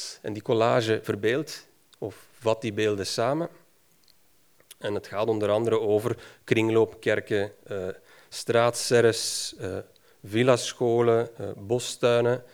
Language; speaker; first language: Dutch; native; Dutch